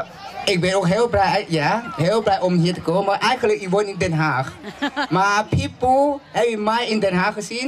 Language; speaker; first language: Dutch; non-native, learner; Akha